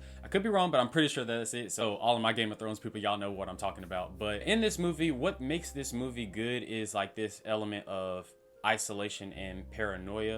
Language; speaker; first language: English; native; English